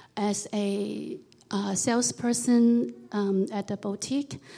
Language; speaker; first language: English; non-native, local second language; Cantonese